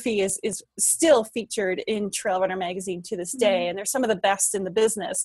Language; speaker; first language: English; native; English